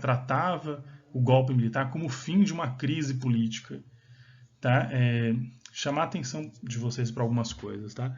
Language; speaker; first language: Portuguese; native; Portuguese